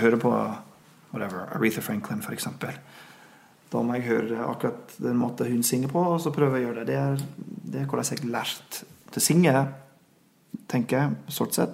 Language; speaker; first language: Norwegian; non-native, fluent; English